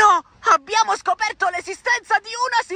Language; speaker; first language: Italian; native; Italian